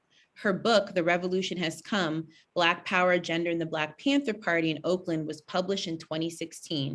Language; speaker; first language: English; native; English